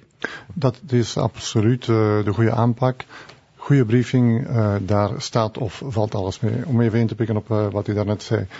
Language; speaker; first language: Dutch; native; Dutch